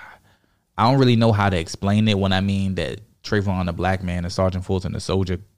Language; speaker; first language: English; native; English